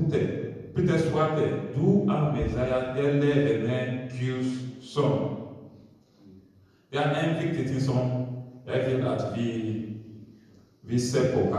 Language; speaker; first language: Norwegian; non-native, learner; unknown